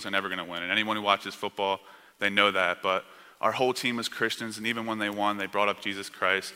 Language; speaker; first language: English; native; English